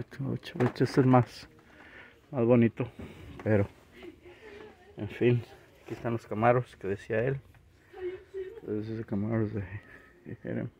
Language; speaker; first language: Spanish; early bilingual, heritage; Spanish